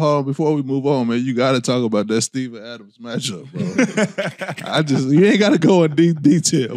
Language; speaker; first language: English; native; English